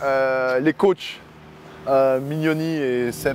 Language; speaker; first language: French; native; French